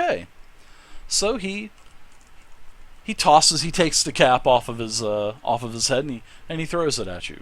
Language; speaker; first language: English; native; English